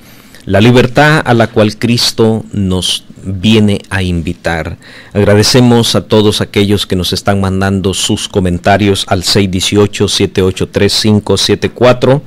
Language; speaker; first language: Spanish; native; Spanish